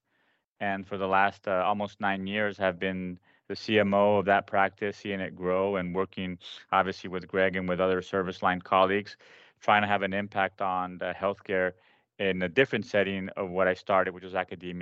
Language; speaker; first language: English; non-native, fluent; Spanish